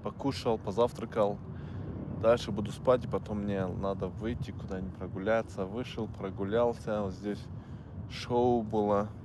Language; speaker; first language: Russian; non-native, local second language; Tajik